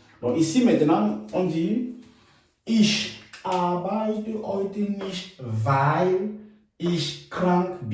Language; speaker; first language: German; non-native, fluent; French